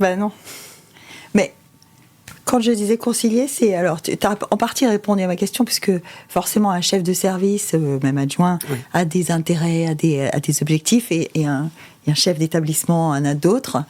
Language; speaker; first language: French; native; French